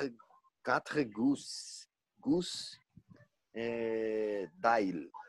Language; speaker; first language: French; non-native, learner; Portuguese